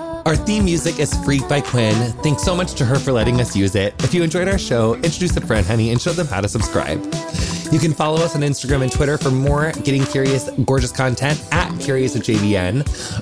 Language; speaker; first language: English; native; English